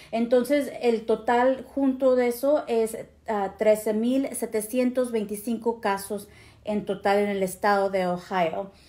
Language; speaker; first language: Spanish; early bilingual, heritage; Spanish